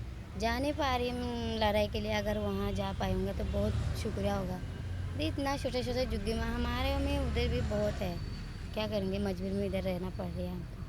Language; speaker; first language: Hindi; non-native, learner; Rohingya